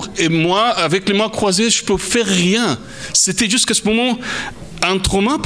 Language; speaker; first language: French; non-native, fluent; Arabic